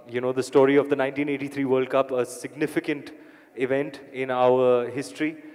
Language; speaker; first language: English; non-native, local second language; Hindi